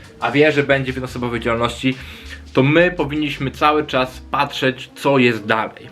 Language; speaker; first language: Polish; native; Polish